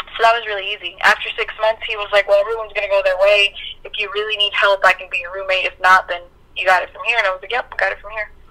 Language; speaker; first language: English; native; English